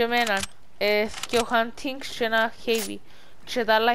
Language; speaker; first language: Greek; native; Greek